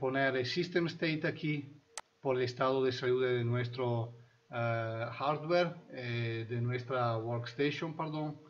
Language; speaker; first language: Spanish; non-native, fluent; Italian